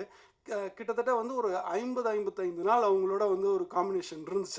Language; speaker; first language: Tamil; native; Tamil